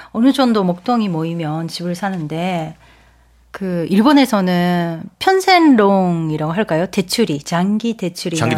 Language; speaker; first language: Korean; non-native, fluent; Japanese